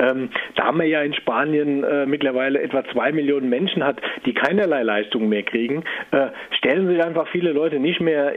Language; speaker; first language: German; native; German